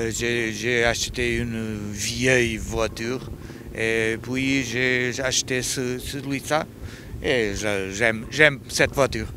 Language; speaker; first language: French; non-native, learner; Portuguese